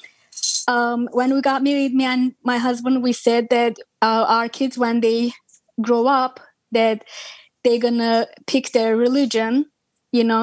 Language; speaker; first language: English; non-native, fluent; Turkish